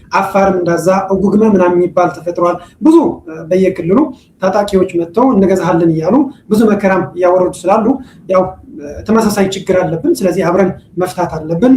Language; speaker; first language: Amharic; non-native, local second language; Tigrinya